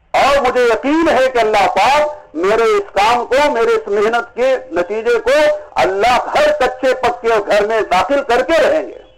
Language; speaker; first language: Urdu; native; Urdu